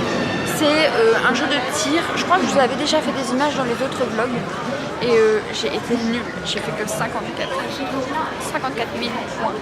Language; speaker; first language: French; native; French